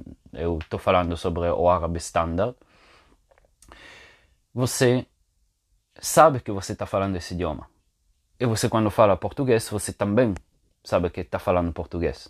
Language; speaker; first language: Portuguese; non-native, fluent; Italian